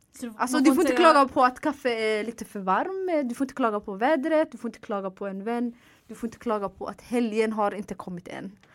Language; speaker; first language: Swedish; non-native, fluent; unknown